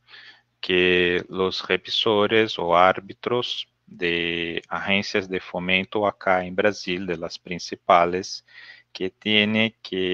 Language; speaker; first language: Spanish; non-native, learner; Portuguese